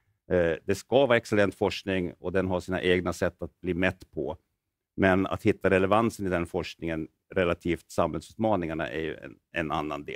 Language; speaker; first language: Swedish; native; Swedish